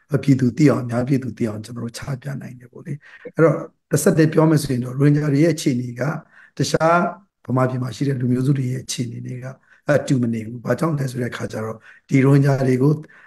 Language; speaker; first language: Burmese; non-native, local second language; Rohingya